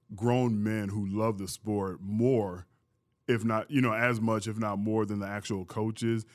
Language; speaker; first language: English; early bilingual, other home language; Yoruba